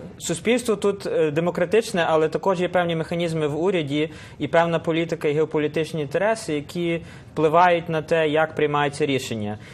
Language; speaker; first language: Ukrainian; native; Ukrainian